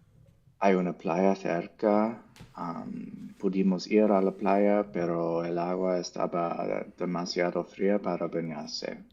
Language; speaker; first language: Spanish; non-native, learner; English